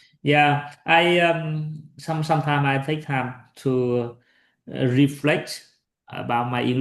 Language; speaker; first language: English; non-native, learner; Vietnamese